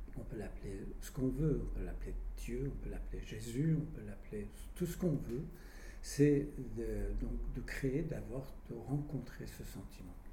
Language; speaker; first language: French; non-native, fluent; Persian